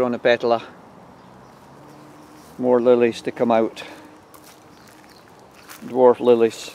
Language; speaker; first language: English; native; English